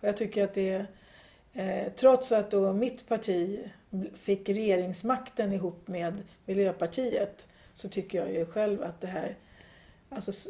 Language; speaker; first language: Swedish; native; Swedish